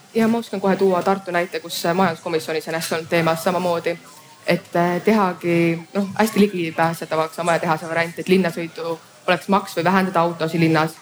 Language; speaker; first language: Estonian; native; Estonian